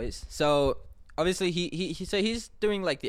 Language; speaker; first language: English; non-native, local second language; Sinhala